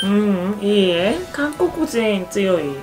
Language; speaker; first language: Japanese; non-native, learner; Korean